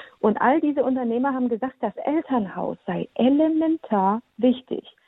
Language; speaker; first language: German; early bilingual, heritage; German